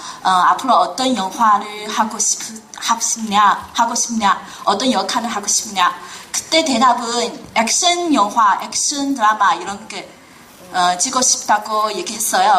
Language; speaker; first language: Korean; non-native, fluent; Chinese